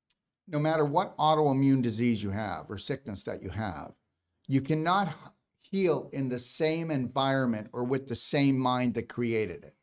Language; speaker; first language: English; native; English